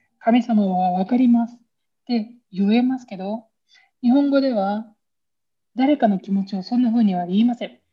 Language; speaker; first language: Japanese; native; Japanese